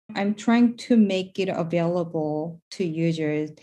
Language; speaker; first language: English; non-native, fluent; Korean